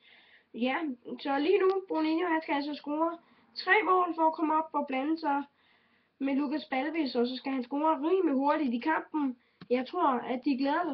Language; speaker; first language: Danish; native; Danish